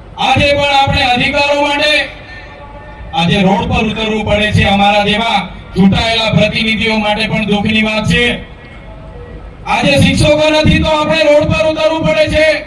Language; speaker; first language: Gujarati; non-native, local second language; Bhili